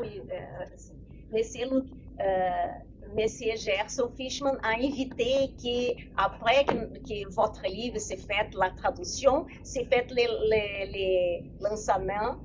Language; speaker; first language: French; non-native, learner; Portuguese